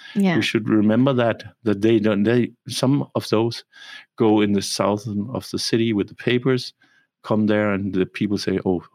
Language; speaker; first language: English; non-native, fluent; Danish